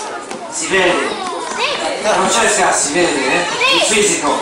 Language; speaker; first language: Italian; non-native, learner; French